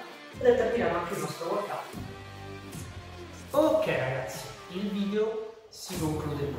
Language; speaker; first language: Italian; native; Italian